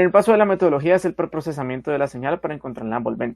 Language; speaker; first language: Spanish; native; Spanish